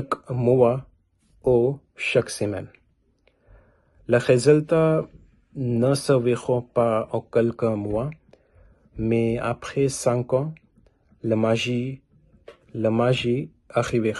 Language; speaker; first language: French; non-native, learner; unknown